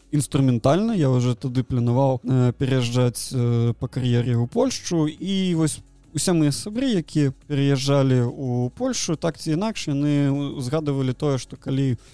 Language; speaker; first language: Belarusian; non-native, local second language; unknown